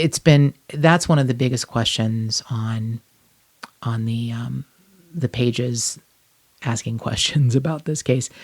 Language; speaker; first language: English; native; English